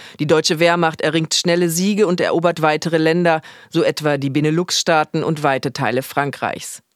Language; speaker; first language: German; native; German